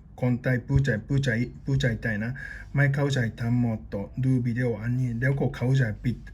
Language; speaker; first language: Thai; non-native, learner; Japanese